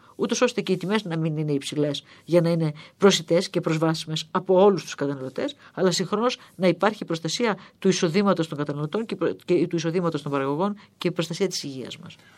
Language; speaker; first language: Greek; native; Greek